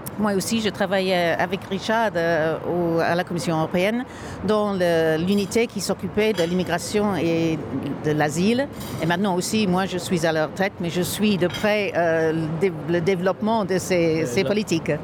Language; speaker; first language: French; non-native, fluent; English